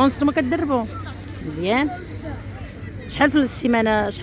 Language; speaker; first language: Arabic; native; Arabic